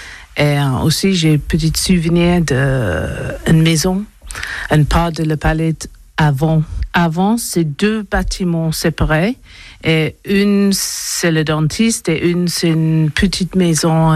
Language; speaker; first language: French; non-native, learner; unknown